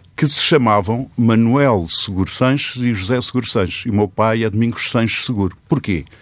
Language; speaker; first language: Portuguese; native; Portuguese